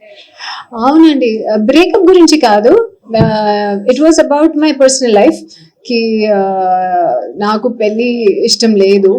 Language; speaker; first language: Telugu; non-native, learner; Hindi